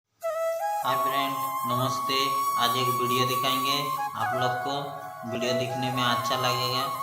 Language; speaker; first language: Hindi; non-native, local second language; Odia